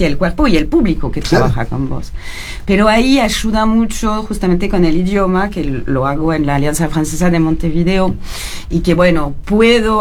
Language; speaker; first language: Spanish; non-native, fluent; French